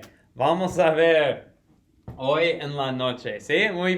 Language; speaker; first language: Spanish; non-native, fluent; English